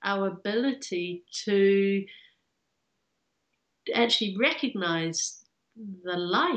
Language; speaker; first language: English; native; English